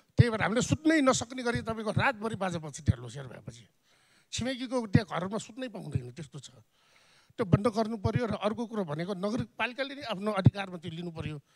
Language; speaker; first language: Nepali; non-native, local second language; Newari